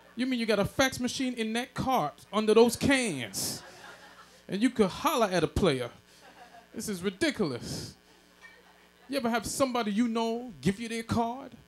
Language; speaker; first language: English; native; English